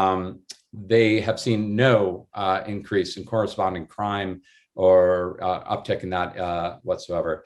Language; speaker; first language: English; native; English